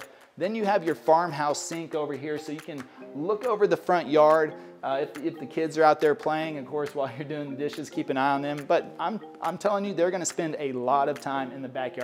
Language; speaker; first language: English; native; English